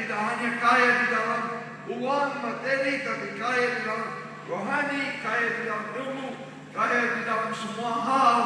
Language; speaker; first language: Indonesian; non-native, fluent; English